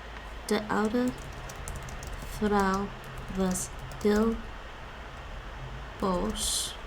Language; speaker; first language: Dutch; non-native, learner; English